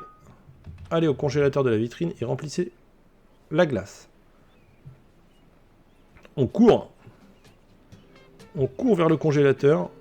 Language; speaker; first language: French; native; French